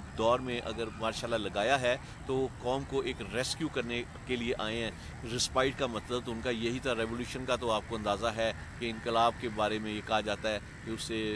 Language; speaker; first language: Urdu; non-native, local second language; Punjabi